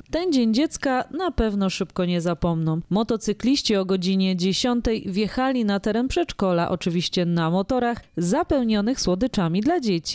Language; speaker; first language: Polish; native; Polish